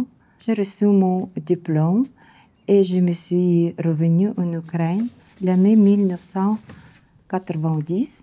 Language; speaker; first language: French; non-native, learner; Ukrainian